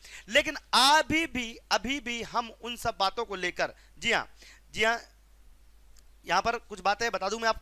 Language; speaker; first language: Hindi; native; Hindi